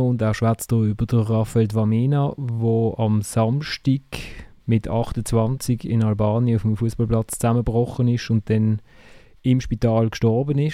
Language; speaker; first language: German; native; German